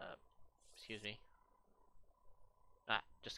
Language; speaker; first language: English; native; English